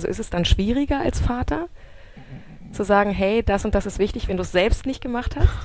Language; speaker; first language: German; native; German